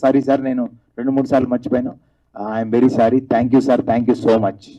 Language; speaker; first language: Telugu; native; Telugu